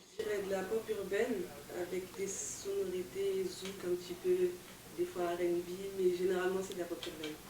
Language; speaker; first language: French; early bilingual, other home language; Wolof